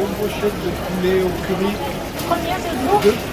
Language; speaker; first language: French; non-native, learner; Thai